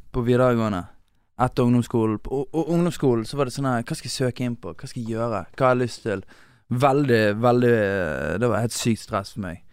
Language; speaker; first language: Norwegian; native; Norwegian